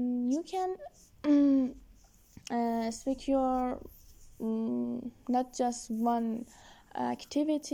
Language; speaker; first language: English; non-native, learner; Persian